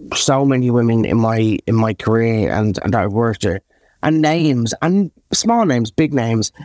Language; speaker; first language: English; native; English